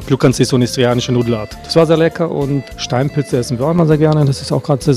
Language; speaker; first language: German; native; German